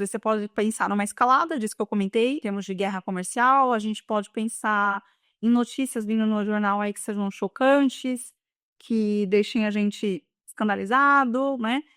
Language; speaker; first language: Portuguese; native; Portuguese